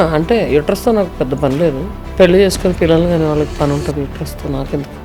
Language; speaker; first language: Telugu; native; Telugu